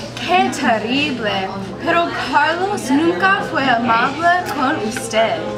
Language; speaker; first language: Spanish; non-native, learner; English